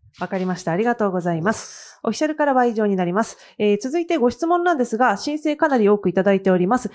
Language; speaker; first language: Japanese; native; Japanese